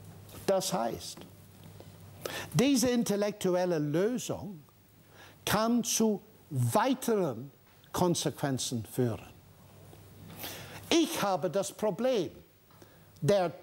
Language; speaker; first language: German; non-native, fluent; English